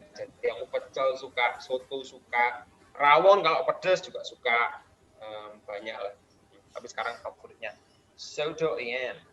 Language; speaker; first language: Indonesian; non-native, fluent; English